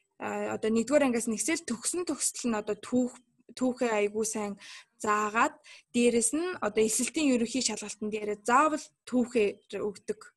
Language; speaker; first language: Mongolian; non-native, local second language; Kazakh